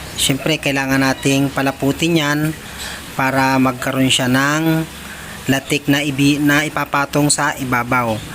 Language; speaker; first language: Filipino; native; Filipino